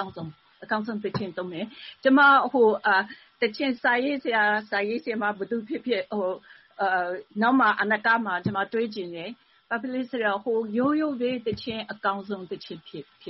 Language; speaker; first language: Burmese; non-native, fluent; English